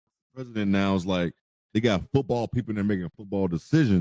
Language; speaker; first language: English; native; English